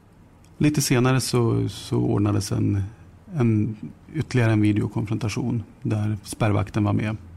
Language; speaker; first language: Swedish; native; Swedish